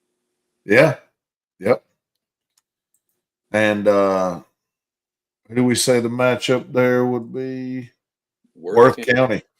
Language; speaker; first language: English; native; English